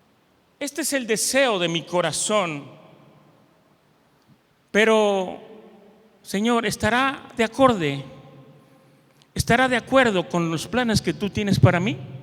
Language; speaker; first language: Spanish; native; Spanish